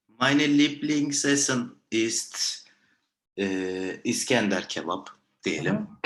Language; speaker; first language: German; non-native, learner; Turkish